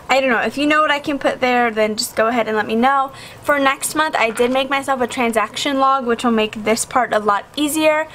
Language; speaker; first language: English; native; English